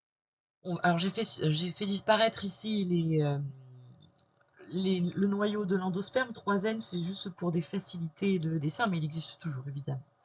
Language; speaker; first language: French; native; French